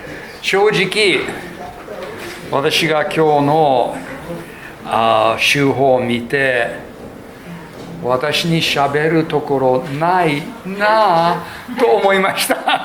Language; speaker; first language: Japanese; non-native, fluent; English